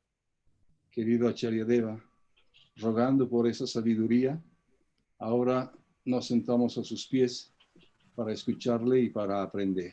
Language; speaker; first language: Spanish; native; Spanish